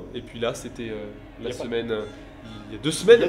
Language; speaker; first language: French; native; French